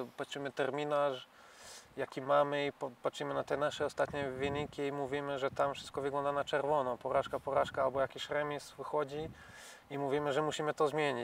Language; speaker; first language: Polish; non-native, fluent; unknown